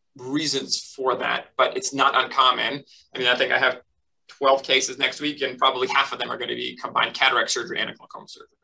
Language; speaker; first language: English; native; English